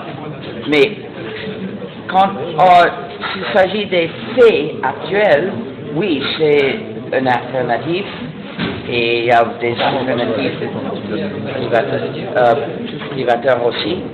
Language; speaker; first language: French; non-native, fluent; English